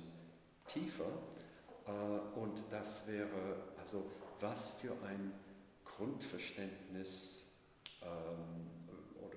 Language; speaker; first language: German; non-native, fluent; English